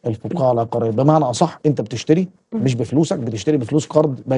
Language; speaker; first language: Arabic; native; Arabic